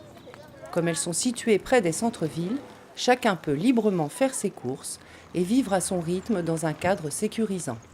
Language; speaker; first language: French; native; French